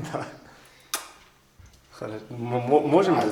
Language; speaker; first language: Russian; non-native, learner; Spanish